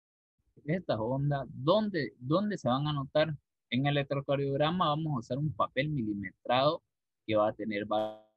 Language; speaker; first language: Spanish; native; Spanish